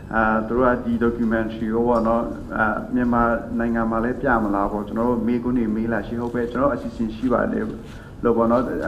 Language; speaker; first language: Burmese; non-native, local second language; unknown